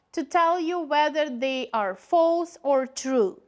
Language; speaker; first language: English; non-native, fluent; Ukrainian